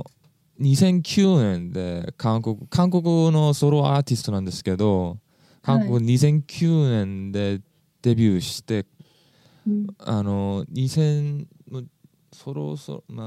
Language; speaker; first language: Japanese; non-native, fluent; English